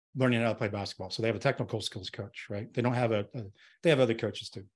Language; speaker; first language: English; native; English